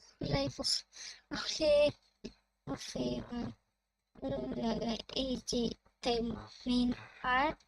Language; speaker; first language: English; non-native, fluent; Thai